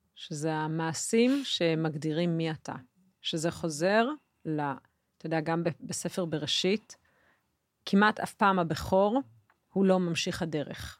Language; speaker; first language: Hebrew; native; Hebrew